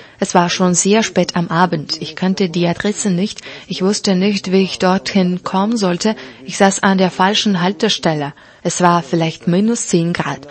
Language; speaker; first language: German; non-native, fluent; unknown